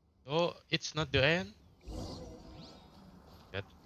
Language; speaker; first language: English; non-native, learner; Indonesian